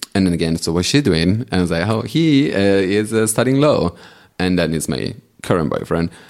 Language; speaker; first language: English; non-native, fluent; Italian